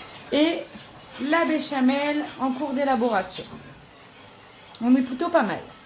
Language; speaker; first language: French; native; French